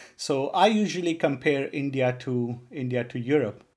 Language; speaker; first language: English; non-native, local second language; Punjabi